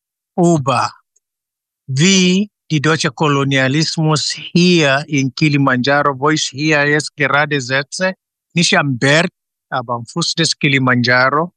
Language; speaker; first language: German; non-native, fluent; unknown